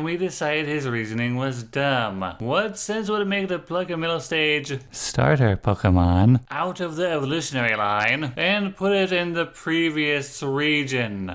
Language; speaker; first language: English; native; English